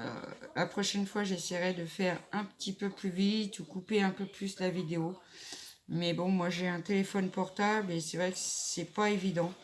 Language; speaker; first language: French; native; French